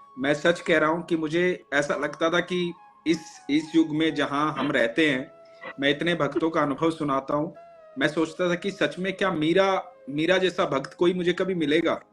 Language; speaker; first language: Hindi; native; Hindi